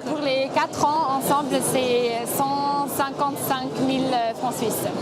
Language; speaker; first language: French; non-native, fluent; German